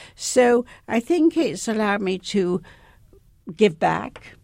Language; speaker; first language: English; native; English